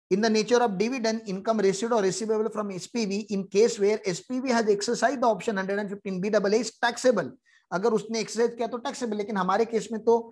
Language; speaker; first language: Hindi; non-native, local second language; Marathi